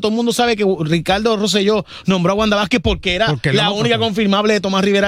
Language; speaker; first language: Spanish; native; Spanish